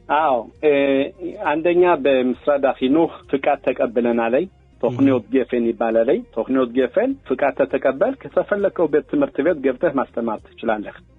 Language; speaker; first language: Amharic; early bilingual, heritage; Amharic